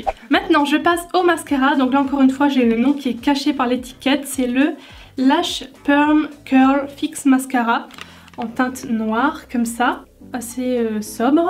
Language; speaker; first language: French; native; French